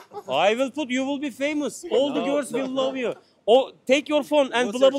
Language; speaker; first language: English; non-native, learner; Turkish